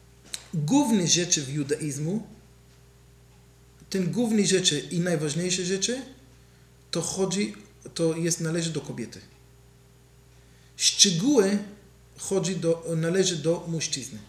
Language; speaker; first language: Polish; non-native, learner; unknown